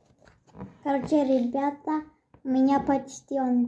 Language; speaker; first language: Russian; early bilingual, heritage; Russian